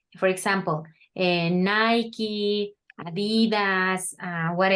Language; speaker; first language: English; non-native, fluent; Spanish